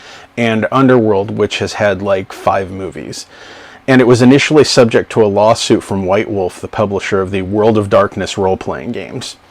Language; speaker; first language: English; native; English